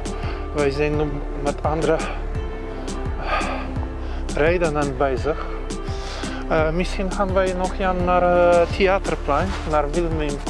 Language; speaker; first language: Dutch; non-native, learner; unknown